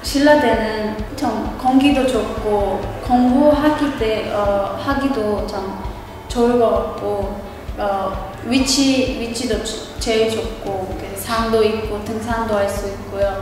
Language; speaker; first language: Korean; non-native, fluent; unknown